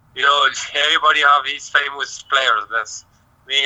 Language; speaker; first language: English; non-native, learner; French